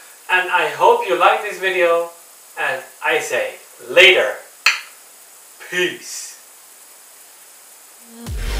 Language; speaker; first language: English; non-native, learner; Dutch